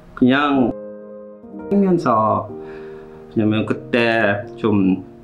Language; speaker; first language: Korean; non-native, fluent; Filipino